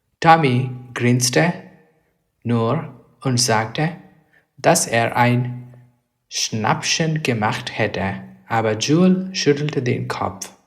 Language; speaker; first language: German; non-native, learner; English